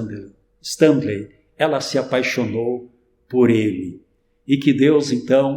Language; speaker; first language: Portuguese; native; Portuguese